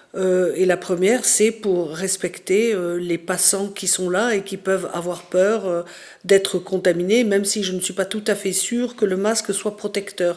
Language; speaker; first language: French; native; French